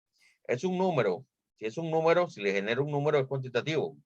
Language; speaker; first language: Spanish; native; Spanish